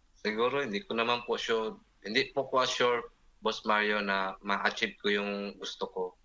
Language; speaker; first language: Filipino; non-native, local second language; Cebuano